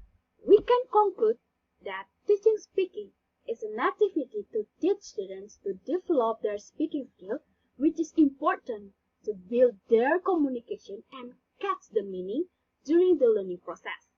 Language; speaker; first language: English; non-native, learner; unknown